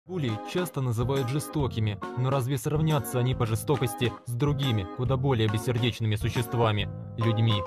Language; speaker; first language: Russian; native; Russian